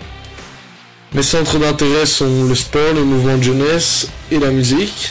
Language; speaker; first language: French; native; French